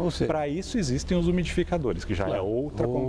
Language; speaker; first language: Portuguese; native; Portuguese